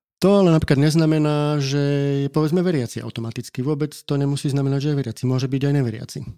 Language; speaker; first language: Slovak; native; Slovak